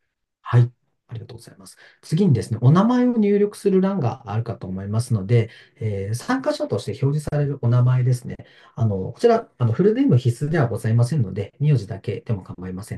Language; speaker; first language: Japanese; native; Japanese